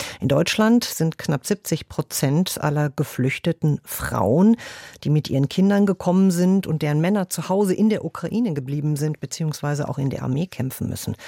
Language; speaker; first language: German; native; German